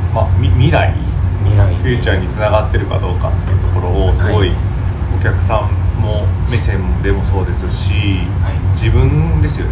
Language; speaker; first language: Japanese; native; Japanese